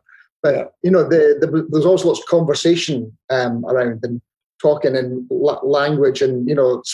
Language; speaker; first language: English; native; English